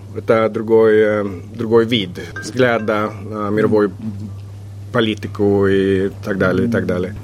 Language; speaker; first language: Russian; non-native, fluent; Swedish